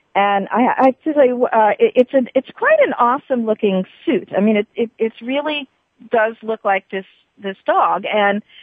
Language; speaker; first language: English; native; English